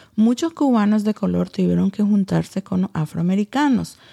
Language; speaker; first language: Spanish; early bilingual, heritage; Spanish